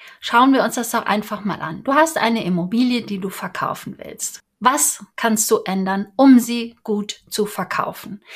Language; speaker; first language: German; native; German